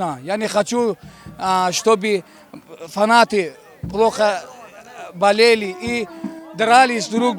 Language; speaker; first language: Russian; non-native, local second language; Tajik